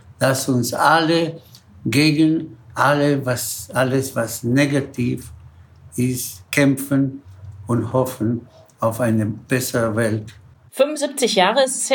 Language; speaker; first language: German; non-native, fluent; Spanish